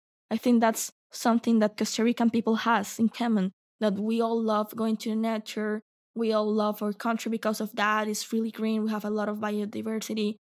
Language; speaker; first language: English; non-native, fluent; Spanish